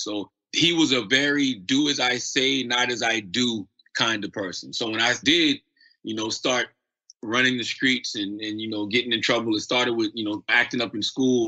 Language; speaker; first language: English; native; English